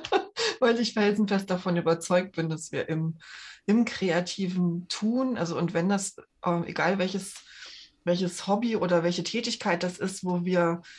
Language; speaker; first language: German; native; German